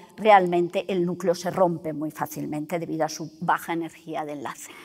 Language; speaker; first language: Spanish; native; Spanish